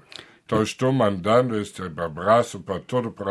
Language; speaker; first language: Portuguese; non-native, fluent; German